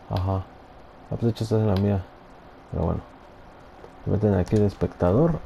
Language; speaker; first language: Spanish; native; Spanish